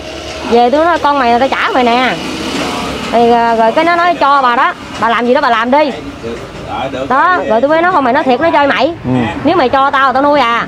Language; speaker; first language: Vietnamese; native; Vietnamese